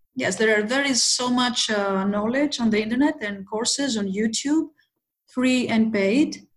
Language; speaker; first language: English; non-native, fluent; Greek